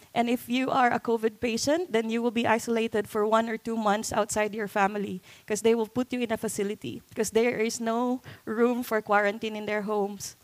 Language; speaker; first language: English; non-native, local second language; Cebuano